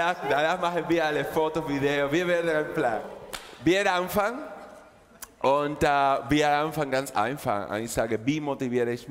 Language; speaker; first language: German; non-native, learner; Spanish